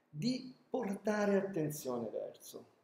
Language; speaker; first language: Italian; native; Italian